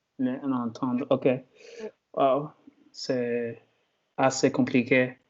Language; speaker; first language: French; non-native, learner; Chinese